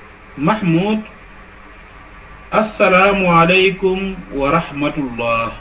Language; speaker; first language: Arabic; non-native, fluent; Wolof